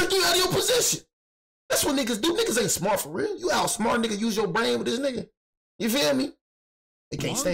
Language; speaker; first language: English; native; English